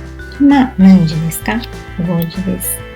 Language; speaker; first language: Japanese; non-native, learner; Portuguese